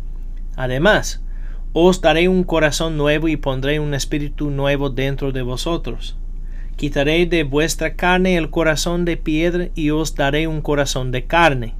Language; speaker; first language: Spanish; non-native, fluent; English